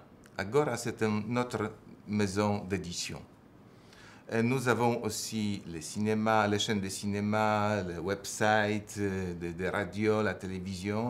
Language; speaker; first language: French; non-native, fluent; Polish